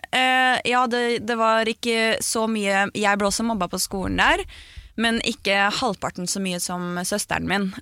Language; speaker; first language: Norwegian; native; Norwegian